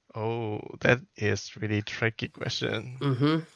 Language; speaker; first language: English; non-native, fluent; Burmese